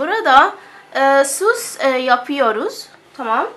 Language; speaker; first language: Turkish; non-native, learner; Arabic